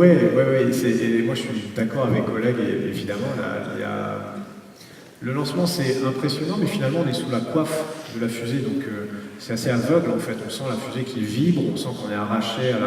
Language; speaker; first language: French; native; French